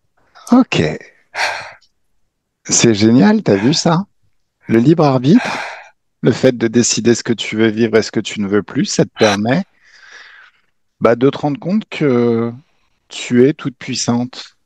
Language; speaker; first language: French; native; French